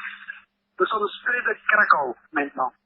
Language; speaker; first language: French; non-native, local second language; Dutch